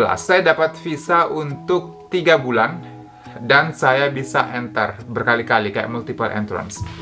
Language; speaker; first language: Indonesian; native; Indonesian